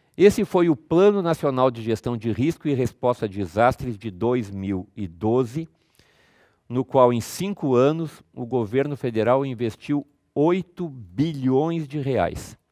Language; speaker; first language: Portuguese; native; Portuguese